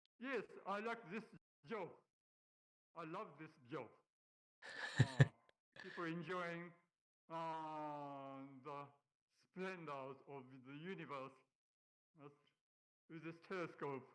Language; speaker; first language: English; non-native, learner; Japanese